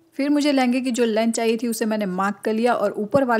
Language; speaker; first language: Hindi; non-native, local second language; Gujarati